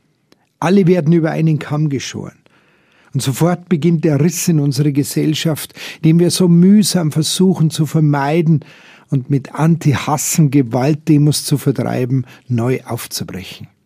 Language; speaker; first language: German; native; German